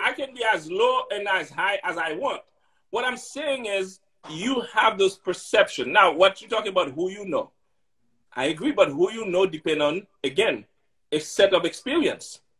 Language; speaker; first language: English; non-native, fluent; Haitian Creole